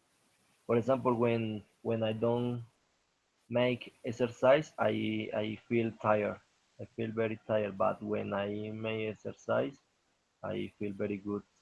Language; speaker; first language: English; non-native, learner; Spanish